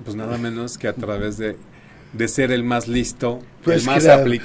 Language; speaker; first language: Spanish; native; Spanish